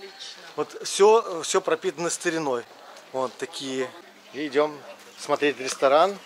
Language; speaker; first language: Russian; native; Russian